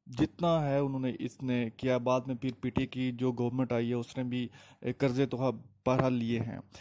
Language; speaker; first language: Urdu; native; Urdu